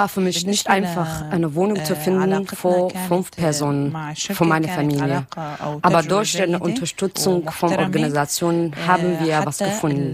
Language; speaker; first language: German; non-native, learner; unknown